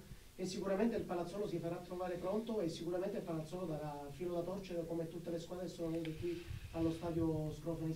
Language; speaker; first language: Italian; native; Italian